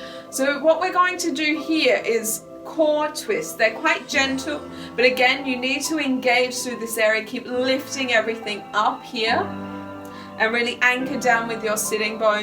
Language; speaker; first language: English; native; English